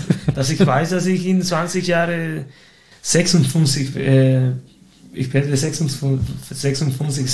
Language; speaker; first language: German; non-native, fluent; Spanish